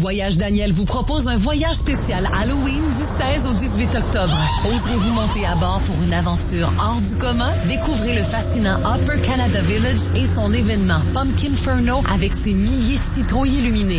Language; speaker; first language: French; native; French